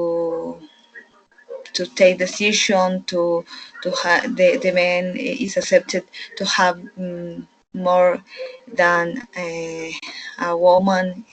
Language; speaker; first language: English; non-native, learner; Spanish